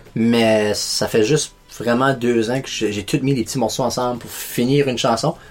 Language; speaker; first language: French; native; French